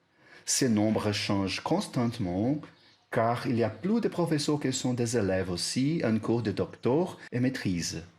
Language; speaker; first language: French; non-native, learner; Portuguese